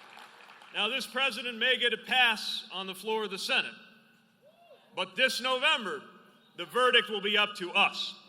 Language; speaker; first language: English; native; English